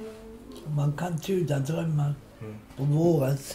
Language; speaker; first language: Swedish; non-native, local second language; Romany